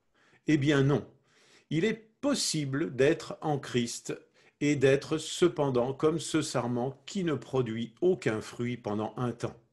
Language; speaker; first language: French; native; French